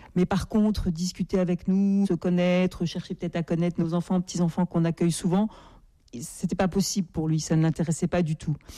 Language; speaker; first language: French; native; French